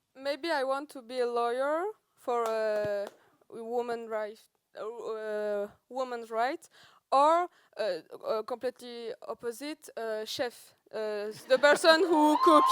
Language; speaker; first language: English; non-native, learner; Persian